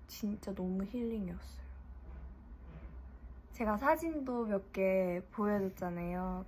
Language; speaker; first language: Korean; early bilingual, heritage; English